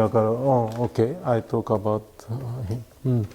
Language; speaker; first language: English; non-native, learner; Japanese